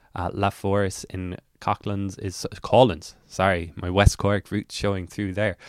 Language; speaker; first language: English; native; English